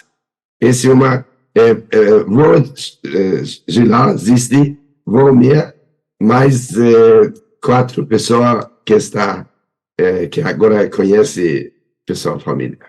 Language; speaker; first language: Portuguese; non-native, learner; Persian